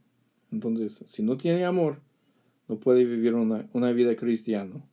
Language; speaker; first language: Spanish; non-native, fluent; English